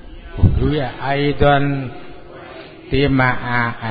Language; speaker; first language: Arabic; non-native, learner; Indonesian